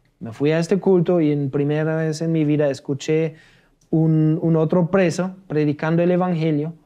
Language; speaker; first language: Spanish; non-native, fluent; German